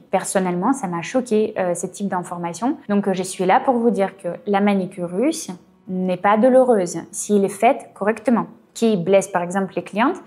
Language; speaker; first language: French; non-native, fluent; Russian